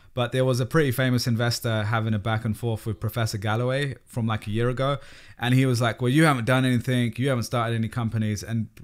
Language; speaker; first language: English; native; English